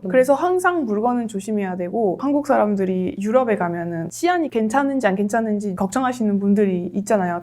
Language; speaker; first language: Korean; non-native, fluent; French